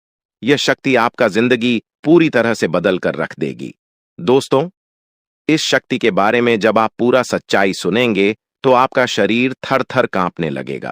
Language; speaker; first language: Hindi; non-native, local second language; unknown